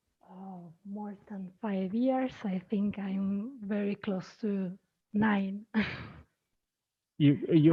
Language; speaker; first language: English; non-native, learner; Italian